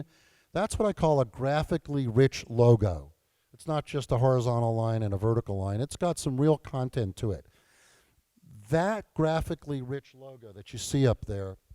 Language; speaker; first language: English; native; English